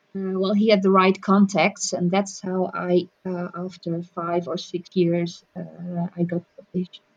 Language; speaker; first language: English; non-native, fluent; Dutch